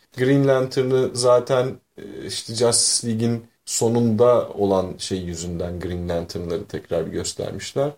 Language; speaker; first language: Turkish; native; Turkish